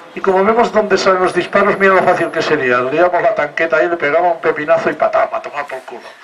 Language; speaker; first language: Spanish; non-native, local second language; Catalan